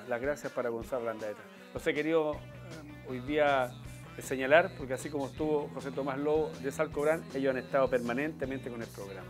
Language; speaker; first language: Spanish; native; Spanish